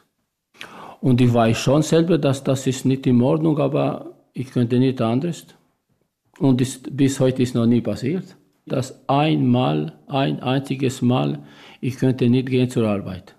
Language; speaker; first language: German; non-native, learner; Albanian